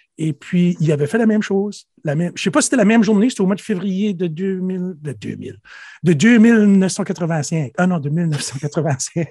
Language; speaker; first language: French; native; French